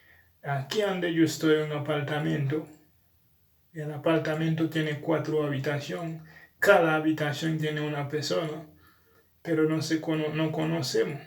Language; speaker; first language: Spanish; non-native, learner; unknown